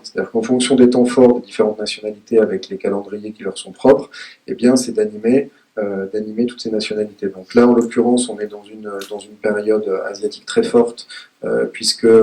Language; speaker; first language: French; native; French